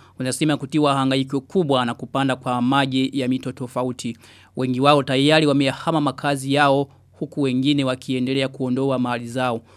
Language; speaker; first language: Swahili; non-native, local second language; Rundi